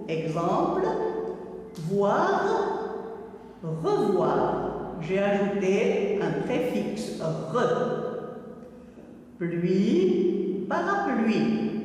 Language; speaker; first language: French; non-native, local second language; Arabic